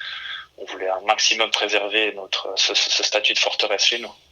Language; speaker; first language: French; early bilingual, other home language; Portuguese